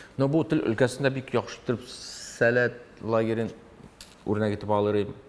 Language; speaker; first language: Tatar; non-native, local second language; Russian